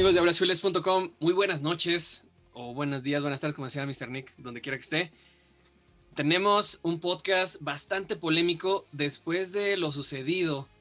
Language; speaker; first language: Spanish; native; Spanish